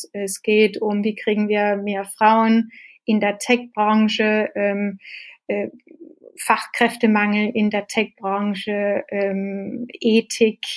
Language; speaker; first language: German; non-native, fluent; Danish